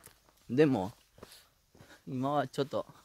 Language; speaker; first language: Japanese; non-native, learner; Spanish